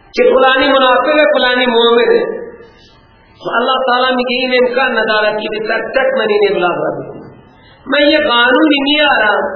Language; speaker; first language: Persian; native; Persian